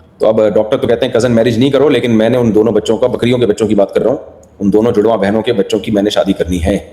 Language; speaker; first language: Urdu; native; Urdu